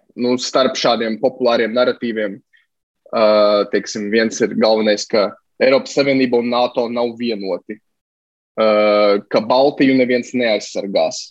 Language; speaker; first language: Latvian; native; Latvian